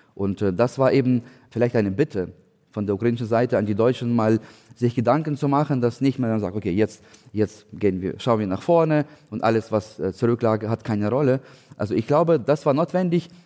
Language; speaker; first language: German; non-native, fluent; Ukrainian